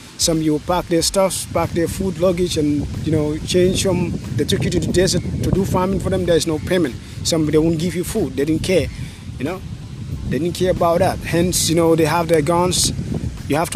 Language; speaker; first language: English; non-native, local second language; Wolof